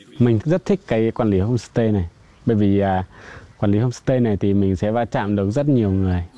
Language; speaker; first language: Vietnamese; non-native, local second language; Iu Mien